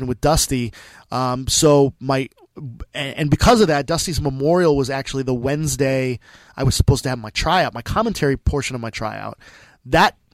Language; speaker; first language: English; native; English